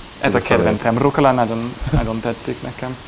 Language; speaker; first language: Hungarian; non-native, learner; English